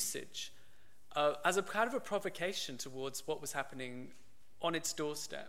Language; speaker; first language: English; native; English